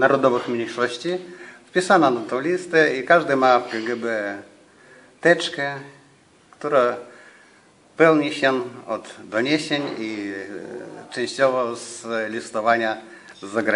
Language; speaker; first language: Polish; non-native, fluent; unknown